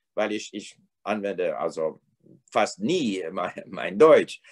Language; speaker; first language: German; non-native, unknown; English